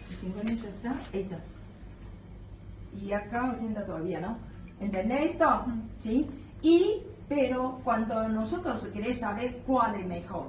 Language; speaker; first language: Spanish; non-native, learner; Chinese